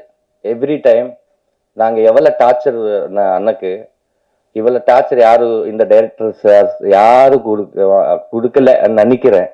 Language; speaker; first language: Tamil; non-native, learner; Telugu